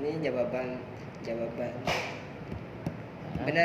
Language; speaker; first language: Indonesian; non-native, learner; Malay